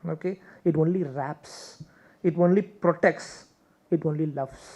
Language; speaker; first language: English; non-native, local second language; Tamil